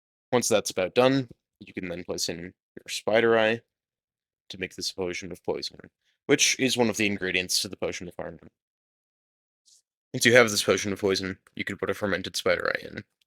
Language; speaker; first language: English; native; English